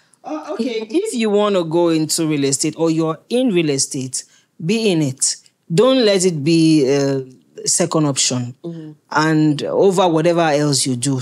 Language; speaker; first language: English; native; English